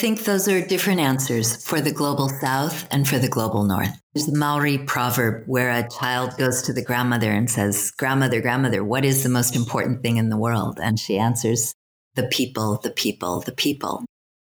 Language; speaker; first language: English; native; English